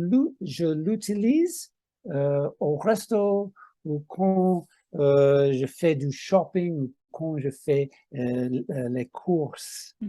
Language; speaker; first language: French; non-native, fluent; English